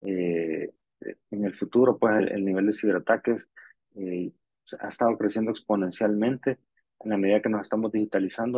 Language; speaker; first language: Spanish; native; Spanish